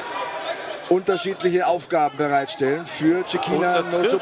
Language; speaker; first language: German; native; German